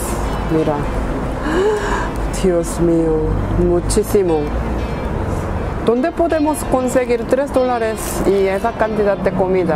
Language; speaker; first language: Spanish; non-native, learner; Korean